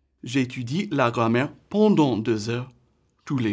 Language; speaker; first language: French; non-native, fluent; English